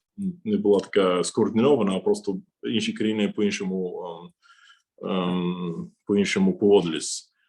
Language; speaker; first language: Ukrainian; non-native, fluent; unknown